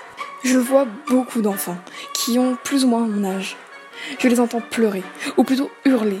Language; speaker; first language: French; native; French